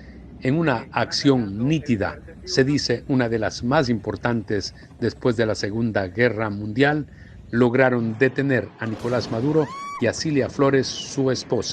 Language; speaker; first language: Spanish; native; Spanish